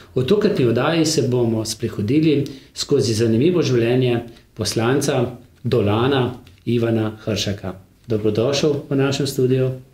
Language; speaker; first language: Slovenian; native; Slovenian